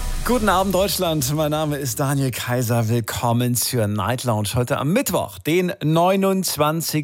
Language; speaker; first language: German; native; German